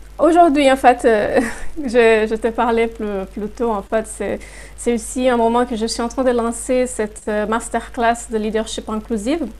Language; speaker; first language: French; non-native, fluent; Portuguese